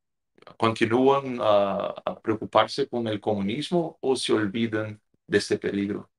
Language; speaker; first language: Spanish; non-native, fluent; Portuguese